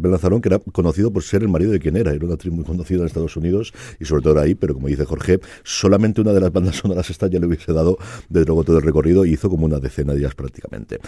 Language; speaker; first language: Spanish; native; Spanish